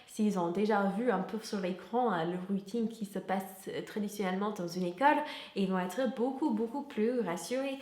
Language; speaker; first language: French; non-native, fluent; English